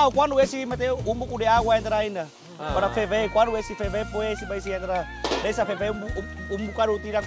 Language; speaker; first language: Portuguese; non-native, learner; Vietnamese